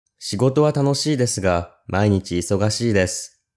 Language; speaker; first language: Japanese; native; Japanese